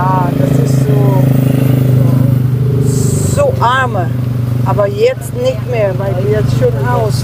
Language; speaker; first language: German; non-native, learner; Filipino